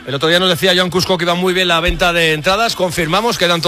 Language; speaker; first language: Spanish; native; Spanish